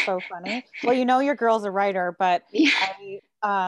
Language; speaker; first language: English; native; English